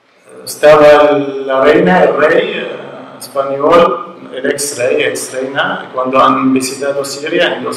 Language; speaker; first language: Spanish; non-native, learner; Arabic